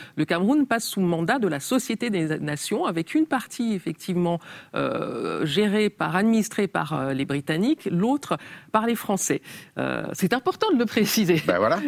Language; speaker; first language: French; native; French